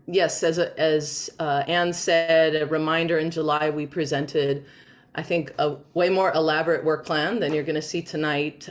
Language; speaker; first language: English; native; English